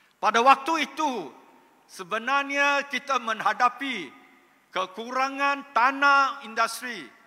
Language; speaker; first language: Malay; non-native, local second language; Chinese